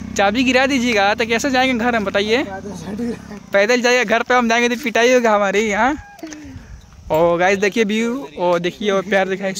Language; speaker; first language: Hindi; native; Hindi